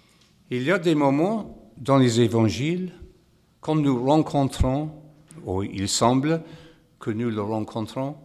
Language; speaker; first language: French; non-native, fluent; English